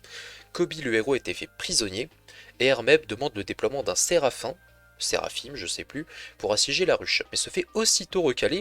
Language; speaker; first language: French; native; French